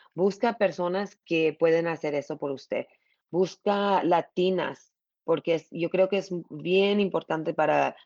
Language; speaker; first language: Spanish; early bilingual, other home language; English